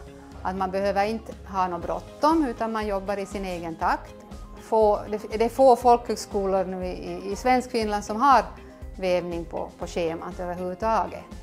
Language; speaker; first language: Swedish; native; Swedish